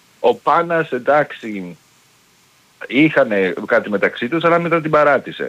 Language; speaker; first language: Greek; early bilingual, heritage; Greek